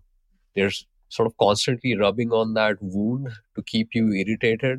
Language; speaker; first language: English; non-native, local second language; Hindi